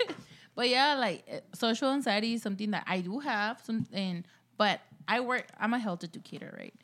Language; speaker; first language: English; early bilingual, other home language; Spanish